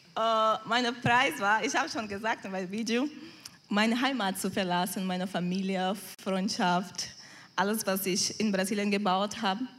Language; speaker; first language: German; non-native, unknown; Portuguese